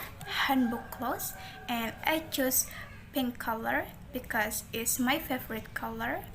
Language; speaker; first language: English; non-native, learner; Indonesian